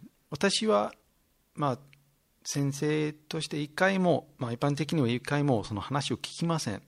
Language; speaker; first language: Japanese; non-native, fluent; English